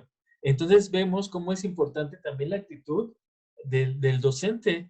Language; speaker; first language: Spanish; native; Spanish